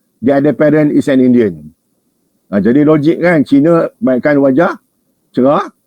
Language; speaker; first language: Malay; native; Malay